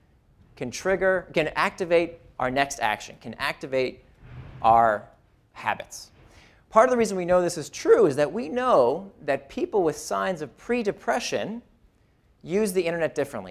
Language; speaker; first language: English; native; English